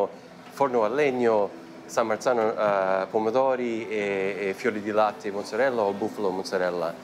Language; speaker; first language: Italian; early bilingual, heritage; Italian